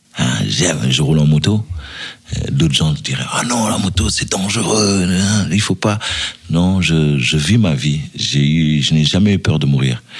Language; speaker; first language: French; early bilingual, other home language; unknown